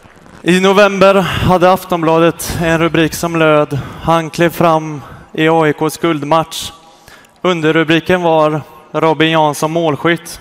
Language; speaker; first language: Swedish; native; Swedish